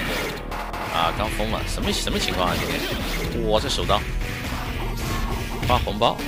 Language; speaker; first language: Chinese; native; Chinese